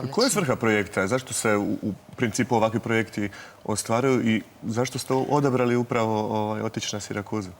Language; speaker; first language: Croatian; native; Croatian